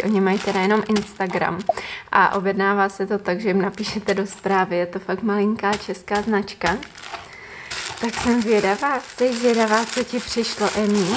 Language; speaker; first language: Czech; native; Czech